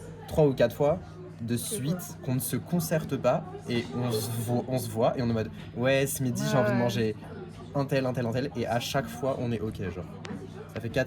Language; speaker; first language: French; native; French